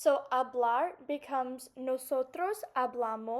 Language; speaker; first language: Spanish; non-native, fluent; English